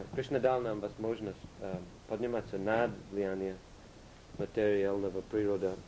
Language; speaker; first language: Russian; non-native, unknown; English